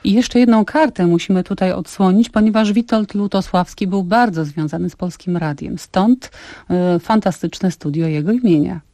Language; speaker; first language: Polish; native; Polish